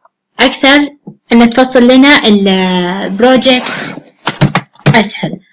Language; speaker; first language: Arabic; native; Arabic